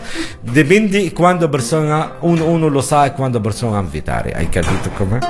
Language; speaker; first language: Italian; non-native, learner; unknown